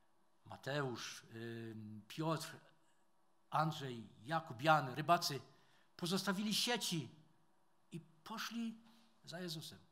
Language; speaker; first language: Polish; native; Polish